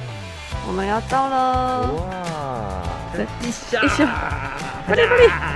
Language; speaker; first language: Chinese; native; Chinese